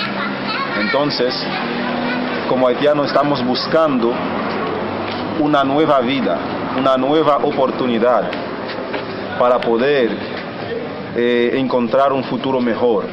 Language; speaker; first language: Spanish; non-native, fluent; Haitian Creole